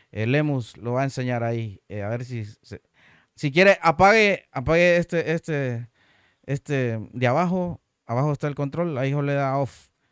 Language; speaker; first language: Spanish; native; Spanish